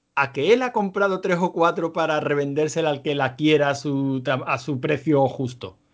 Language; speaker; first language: Spanish; native; Spanish